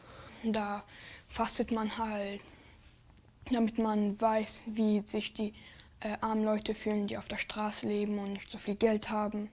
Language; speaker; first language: German; early bilingual, other home language; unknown